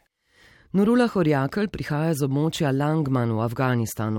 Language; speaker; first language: Slovenian; native; Slovenian